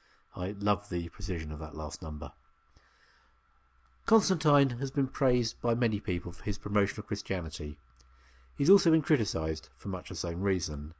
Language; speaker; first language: English; native; English